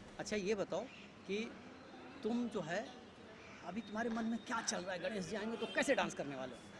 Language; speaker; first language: Hindi; native; Hindi